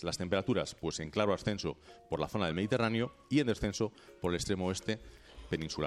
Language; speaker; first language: Spanish; native; Spanish